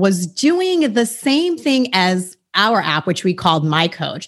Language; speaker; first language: English; early bilingual, other home language; Haitian Creole